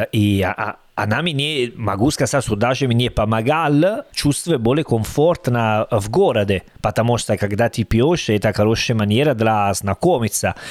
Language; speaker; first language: Russian; non-native, learner; Italian